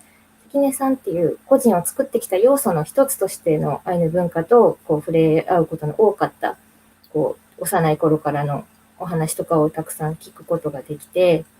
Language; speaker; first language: Japanese; native; Japanese